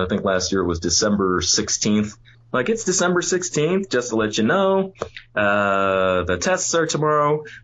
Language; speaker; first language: English; native; English